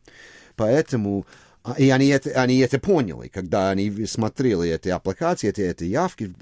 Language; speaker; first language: Russian; non-native, fluent; English